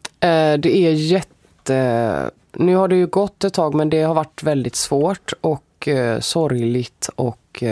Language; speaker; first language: Swedish; native; Swedish